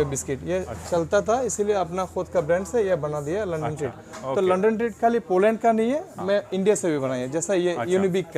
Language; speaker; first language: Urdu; non-native, fluent; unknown